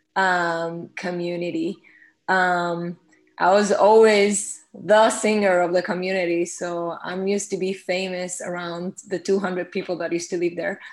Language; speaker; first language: English; non-native, fluent; Hebrew